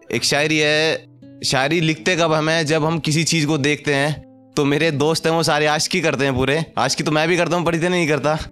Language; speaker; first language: Hindi; native; Hindi